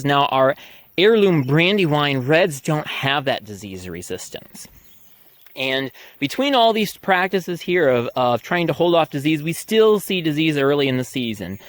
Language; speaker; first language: English; native; English